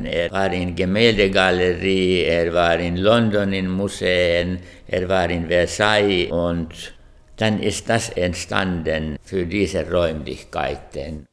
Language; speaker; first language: German; non-native, fluent; Finnish